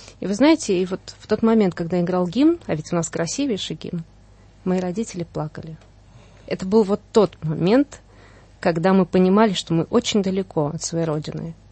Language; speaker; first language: Russian; native; Russian